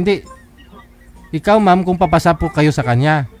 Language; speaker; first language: Filipino; native; Filipino